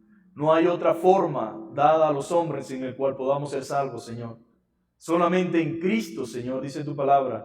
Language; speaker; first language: Spanish; native; Spanish